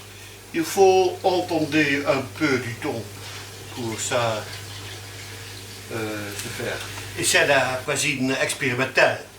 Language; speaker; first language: French; non-native, learner; Dutch